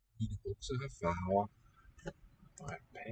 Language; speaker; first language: Danish; non-native, learner; English